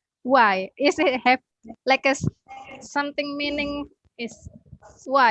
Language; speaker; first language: English; non-native, learner; Indonesian